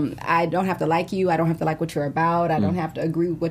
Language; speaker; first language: English; native; English